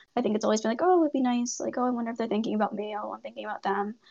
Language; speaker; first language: English; native; English